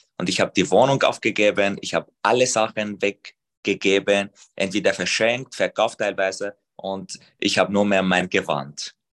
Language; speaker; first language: German; non-native, fluent; Arabic